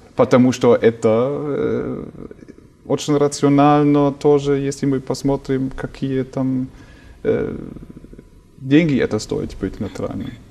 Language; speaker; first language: Russian; non-native, fluent; German